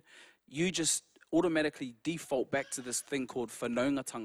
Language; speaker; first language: English; native; English